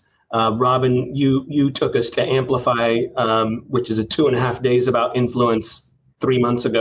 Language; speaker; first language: English; native; English